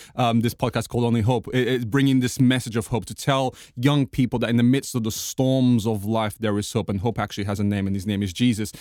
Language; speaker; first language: English; non-native, fluent; Portuguese